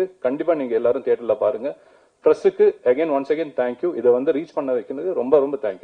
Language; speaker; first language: Tamil; native; Tamil